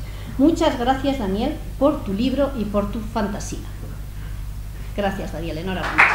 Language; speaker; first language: Spanish; native; Spanish